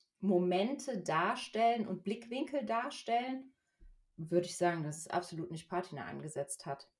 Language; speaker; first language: German; native; German